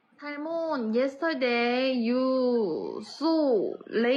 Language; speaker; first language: English; non-native, learner; Korean